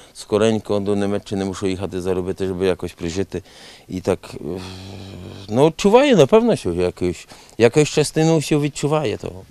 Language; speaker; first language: Ukrainian; early bilingual, heritage; Ukrainian